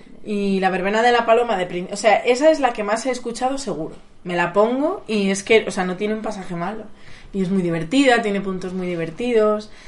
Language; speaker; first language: Spanish; native; Spanish